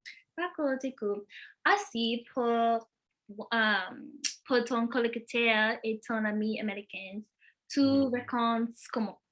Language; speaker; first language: French; non-native, learner; English